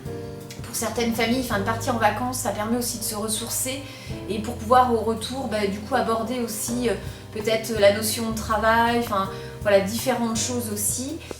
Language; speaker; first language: French; native; French